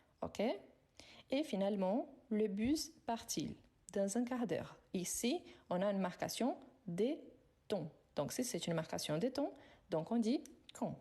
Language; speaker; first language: French; non-native, fluent; Arabic